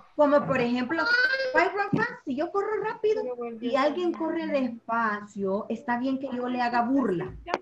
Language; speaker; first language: Spanish; native; Spanish